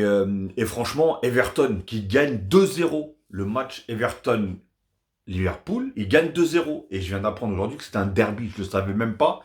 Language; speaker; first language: French; native; French